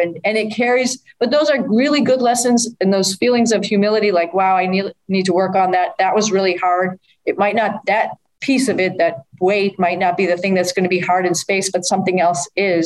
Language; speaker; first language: English; native; English